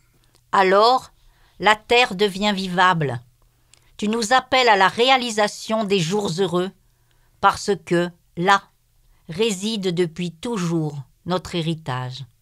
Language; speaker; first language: French; native; French